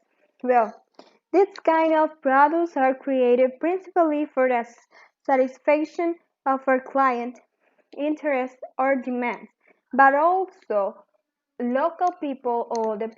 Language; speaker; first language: English; non-native, learner; Spanish